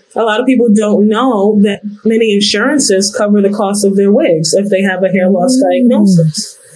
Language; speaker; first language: English; native; English